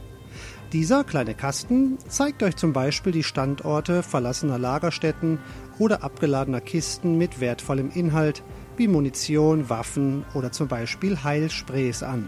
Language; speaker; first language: German; native; German